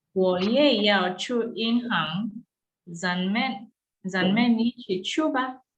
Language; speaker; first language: Chinese; non-native, learner; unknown